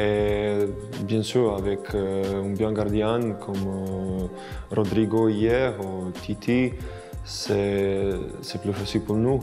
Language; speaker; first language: French; non-native, learner; Croatian